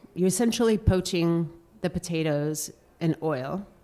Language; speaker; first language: English; non-native, fluent; Spanish